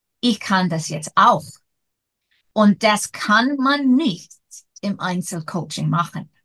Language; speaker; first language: German; non-native, fluent; Icelandic